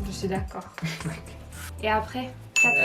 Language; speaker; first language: French; native; French